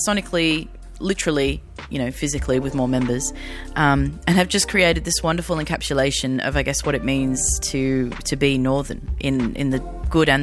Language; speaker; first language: English; native; English